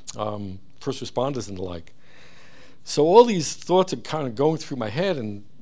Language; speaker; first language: English; early bilingual, other home language; Hebrew